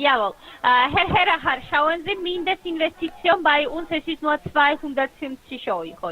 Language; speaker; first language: German; non-native, fluent; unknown